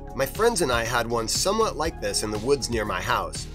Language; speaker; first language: English; native; English